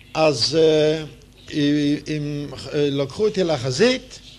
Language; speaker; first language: Hebrew; non-native, fluent; Yiddish